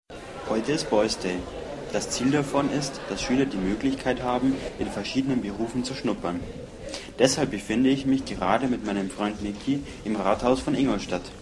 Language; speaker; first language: German; native; German